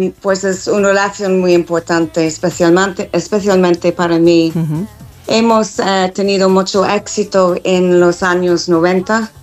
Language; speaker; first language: Spanish; non-native, fluent; English